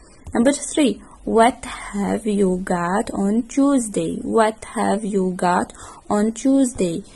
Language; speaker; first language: English; non-native, fluent; Arabic